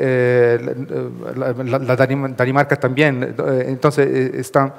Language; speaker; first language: Spanish; non-native, learner; Italian